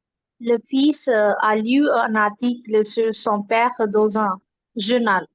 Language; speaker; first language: French; non-native, learner; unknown